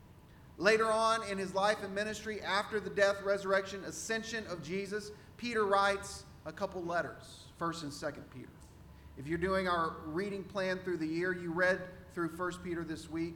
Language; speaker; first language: English; native; English